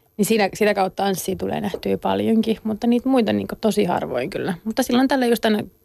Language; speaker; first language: Finnish; native; Finnish